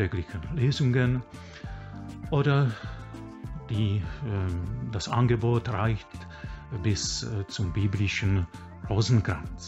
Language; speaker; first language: German; non-native, fluent; Czech